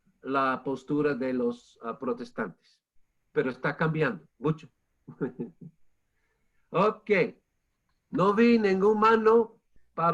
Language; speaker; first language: Spanish; non-native, fluent; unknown